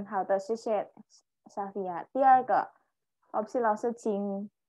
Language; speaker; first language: Chinese; non-native, fluent; Indonesian